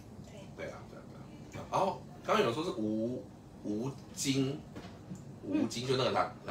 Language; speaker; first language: Chinese; native; Chinese